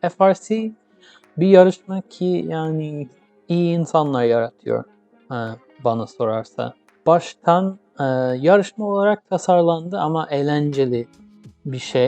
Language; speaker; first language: Turkish; early bilingual, heritage; English